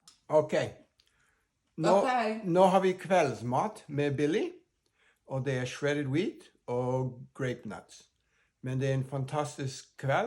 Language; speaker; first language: Norwegian; non-native, fluent; English